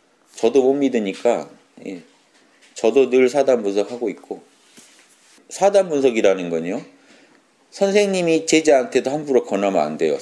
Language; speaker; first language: Korean; native; Korean